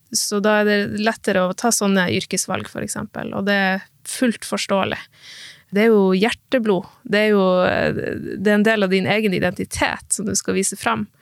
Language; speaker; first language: Norwegian; native; Norwegian